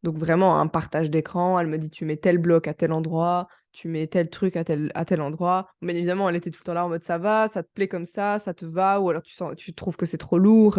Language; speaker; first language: French; native; French